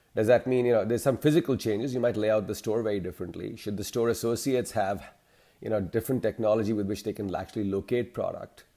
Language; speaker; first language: English; non-native, local second language; Hindi